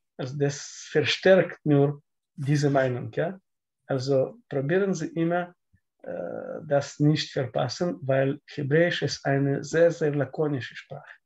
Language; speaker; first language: German; non-native, learner; Russian